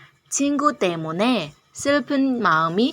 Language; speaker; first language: Korean; non-native, fluent; Burmese